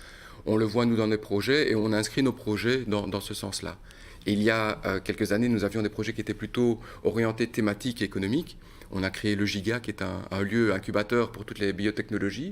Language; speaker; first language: French; native; French